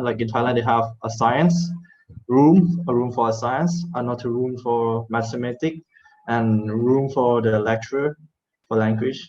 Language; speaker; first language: English; non-native, fluent; Thai